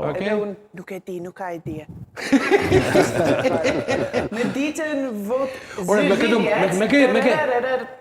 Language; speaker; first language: Albanian; non-native, learner; English